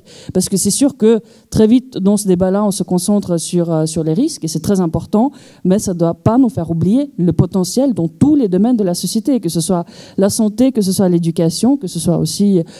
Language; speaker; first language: French; native; French